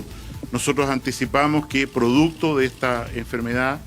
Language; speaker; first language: Spanish; native; Spanish